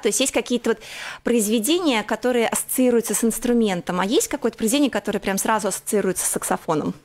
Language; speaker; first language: Russian; native; Russian